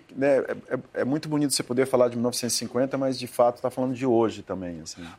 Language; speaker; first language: Portuguese; native; Portuguese